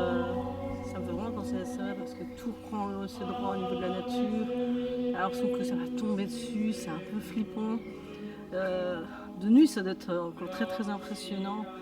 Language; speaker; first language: French; native; French